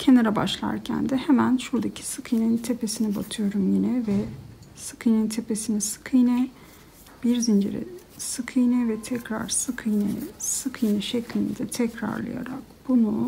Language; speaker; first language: Turkish; native; Turkish